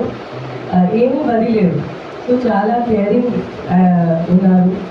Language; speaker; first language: Telugu; non-native, fluent; Hindi